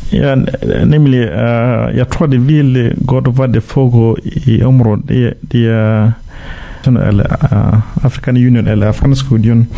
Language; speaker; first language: Danish; non-native, fluent; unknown